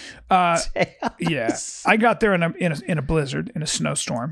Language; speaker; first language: English; early bilingual, other home language; French